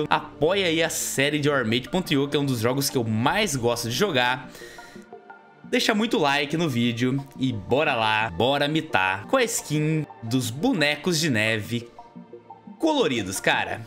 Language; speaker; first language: Portuguese; native; Portuguese